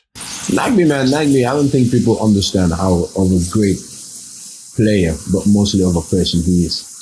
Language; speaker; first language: English; early bilingual, other home language; Norwegian